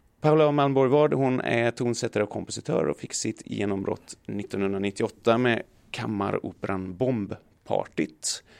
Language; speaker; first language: Swedish; native; Swedish